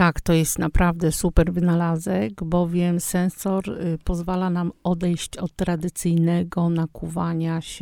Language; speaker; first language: Polish; native; Polish